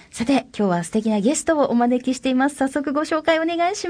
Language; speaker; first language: Japanese; native; Japanese